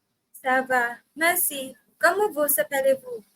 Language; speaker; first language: French; non-native, learner; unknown